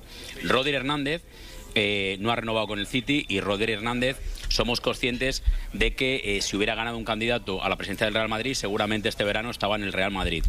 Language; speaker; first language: Spanish; native; Spanish